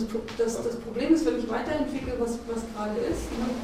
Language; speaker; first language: German; native; German